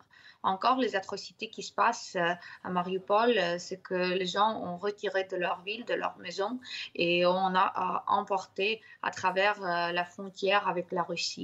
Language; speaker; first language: French; non-native, fluent; Ukrainian